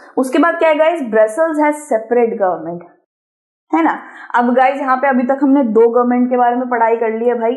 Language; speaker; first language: Hindi; native; Hindi